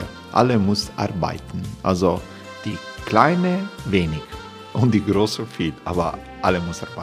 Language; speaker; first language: German; non-native, learner; Croatian